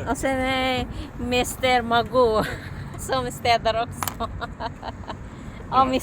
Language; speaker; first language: Swedish; non-native, learner; Filipino